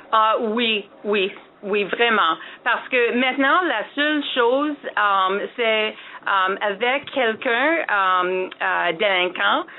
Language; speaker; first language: French; non-native, fluent; English